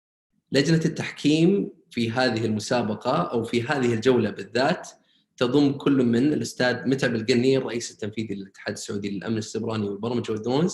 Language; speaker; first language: Arabic; native; Arabic